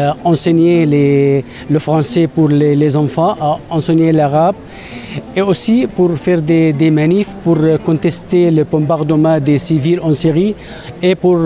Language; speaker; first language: French; non-native, learner; Arabic